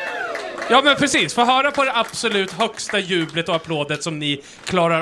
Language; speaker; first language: Swedish; native; Swedish